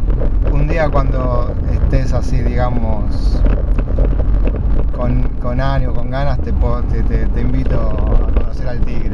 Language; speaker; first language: Spanish; native; Spanish